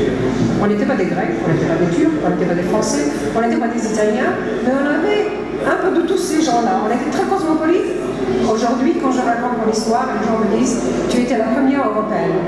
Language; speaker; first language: French; early bilingual, heritage; Greek